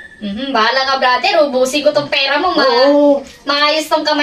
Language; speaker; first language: Filipino; native; Filipino